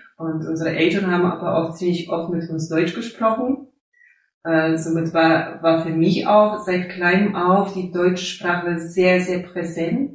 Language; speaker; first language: German; early bilingual, heritage; German